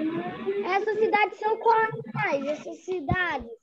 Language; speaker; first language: Portuguese; non-native, learner; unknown